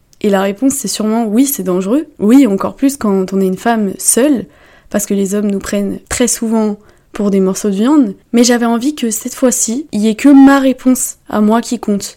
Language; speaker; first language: French; native; French